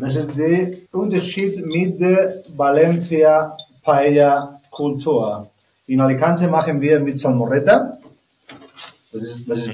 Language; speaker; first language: German; non-native, learner; Spanish